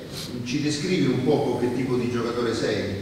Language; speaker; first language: Italian; native; Italian